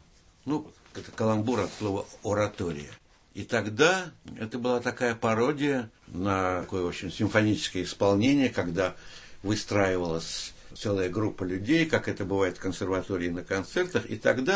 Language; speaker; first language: Russian; native; Russian